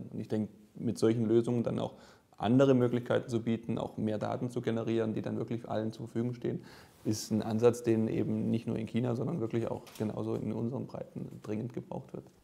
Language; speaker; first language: German; native; German